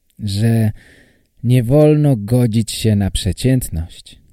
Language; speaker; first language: Polish; native; Polish